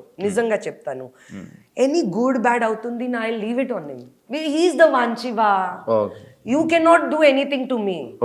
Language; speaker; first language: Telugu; non-native, local second language; Hindi